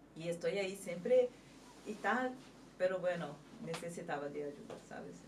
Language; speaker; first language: Spanish; non-native, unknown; Portuguese